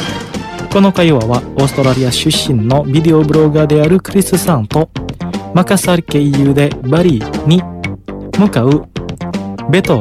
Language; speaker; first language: Japanese; non-native, fluent; Indonesian